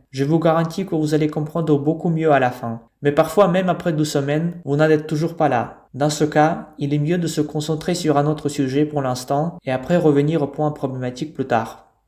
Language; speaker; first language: French; non-native, fluent; Russian